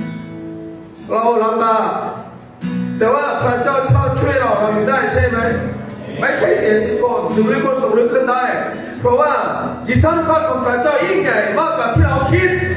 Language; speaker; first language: Thai; non-native, fluent; Korean